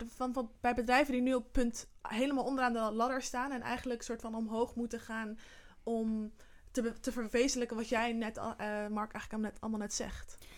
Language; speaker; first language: Dutch; early bilingual, other home language; Somali